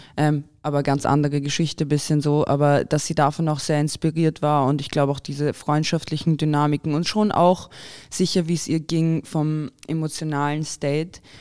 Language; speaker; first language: German; early bilingual, other home language; Croatian